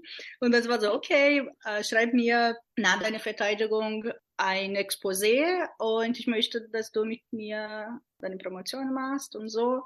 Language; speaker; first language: German; non-native, fluent; Portuguese